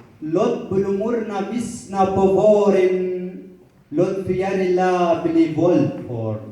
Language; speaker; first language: Swedish; non-native, learner; Kurdish